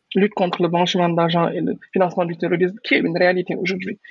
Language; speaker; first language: French; non-native, local second language; Wolof